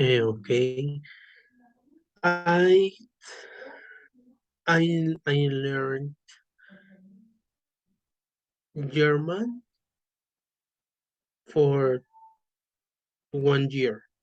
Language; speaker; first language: English; non-native, learner; Spanish